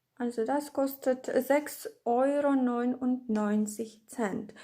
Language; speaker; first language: German; non-native, fluent; Ukrainian